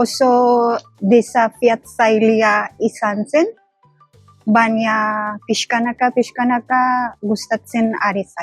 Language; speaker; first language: Basque; non-native, learner; Cebuano